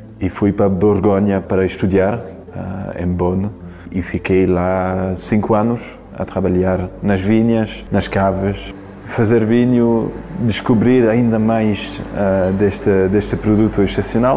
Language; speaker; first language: Portuguese; non-native, learner; French